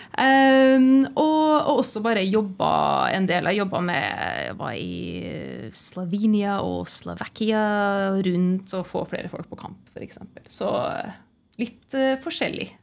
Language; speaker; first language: Norwegian; native; Norwegian